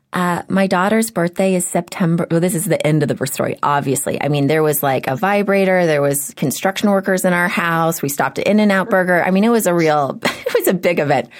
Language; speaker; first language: English; native; English